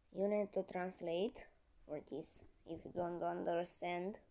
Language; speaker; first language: English; non-native, learner; Romanian